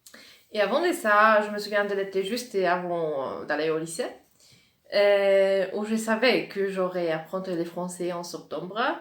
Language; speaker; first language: French; non-native, fluent; Polish